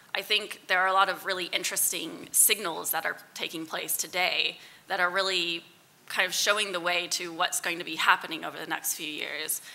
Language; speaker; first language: English; native; English